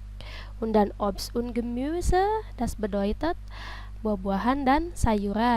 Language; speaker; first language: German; non-native, fluent; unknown